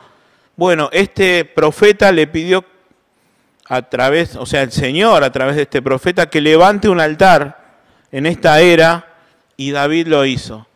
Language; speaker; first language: Spanish; native; Spanish